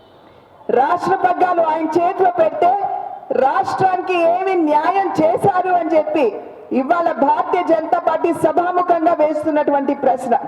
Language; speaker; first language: Telugu; native; Telugu